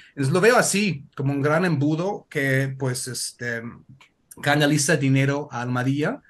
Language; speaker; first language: Spanish; non-native, fluent; English